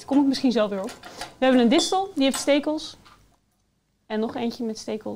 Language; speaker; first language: Dutch; native; Dutch